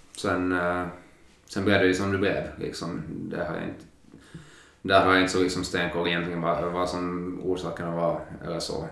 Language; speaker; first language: Swedish; native; Swedish